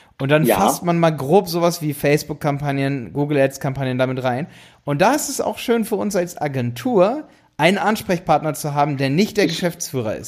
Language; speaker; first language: German; native; German